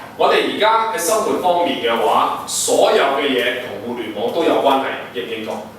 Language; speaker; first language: Cantonese; early bilingual, heritage; Cantonese